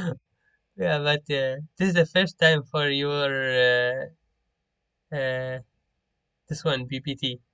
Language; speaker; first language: English; non-native, learner; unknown